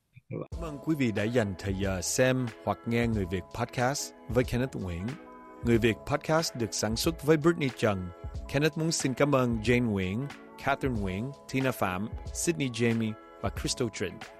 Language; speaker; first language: Vietnamese; early bilingual, other home language; English